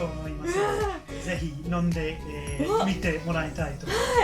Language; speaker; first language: Japanese; non-native, fluent; English